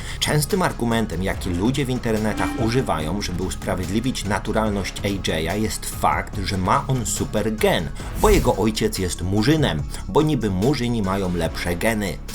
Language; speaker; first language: Polish; native; Polish